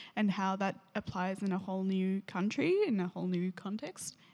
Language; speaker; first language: English; native; English